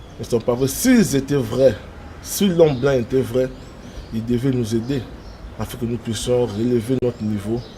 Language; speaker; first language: French; non-native, local second language; Lingala